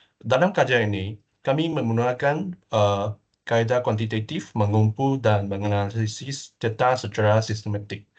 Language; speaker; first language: Malay; non-native, local second language; Chinese